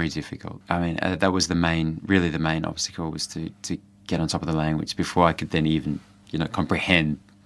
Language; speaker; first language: English; native; English